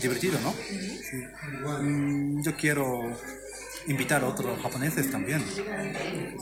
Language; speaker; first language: Spanish; non-native, learner; Japanese